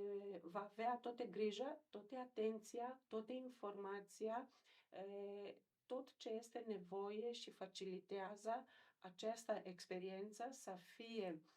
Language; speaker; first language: Romanian; non-native, fluent; Greek